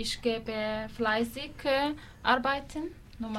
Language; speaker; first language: German; non-native, learner; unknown